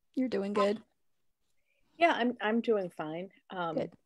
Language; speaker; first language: English; native; English